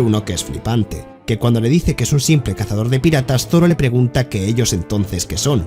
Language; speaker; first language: Spanish; native; Spanish